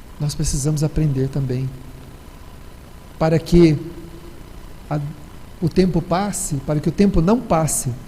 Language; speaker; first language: Portuguese; native; Portuguese